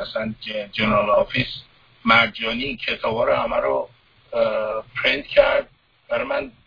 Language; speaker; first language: Persian; native; Persian